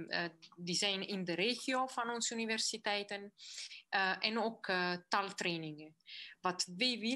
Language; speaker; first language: Dutch; non-native, fluent; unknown